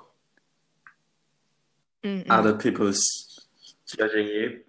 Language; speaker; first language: English; non-native, local second language; Cantonese